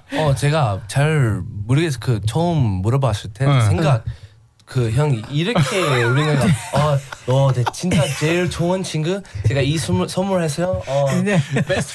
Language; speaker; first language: Korean; non-native, learner; English